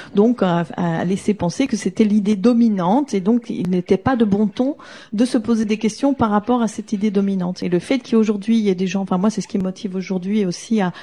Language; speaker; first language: French; native; French